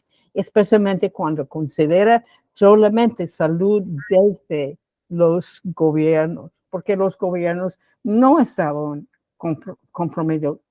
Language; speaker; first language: Spanish; non-native, fluent; English